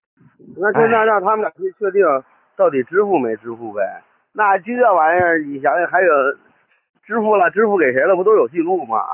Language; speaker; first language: Chinese; native; Chinese